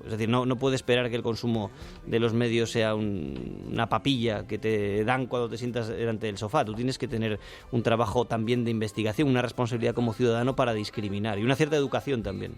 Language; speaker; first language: Spanish; native; Spanish